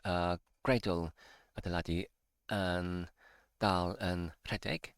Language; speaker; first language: Welsh; non-native, learner; English